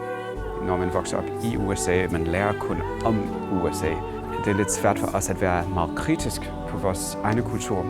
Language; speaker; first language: Danish; non-native, fluent; English